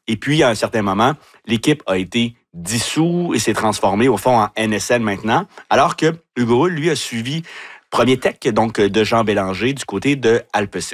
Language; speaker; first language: French; native; French